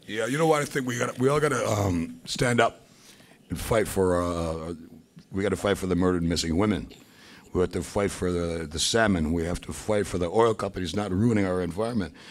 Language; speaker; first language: English; native; English